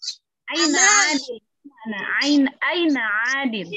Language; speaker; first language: Arabic; non-native, fluent; Indonesian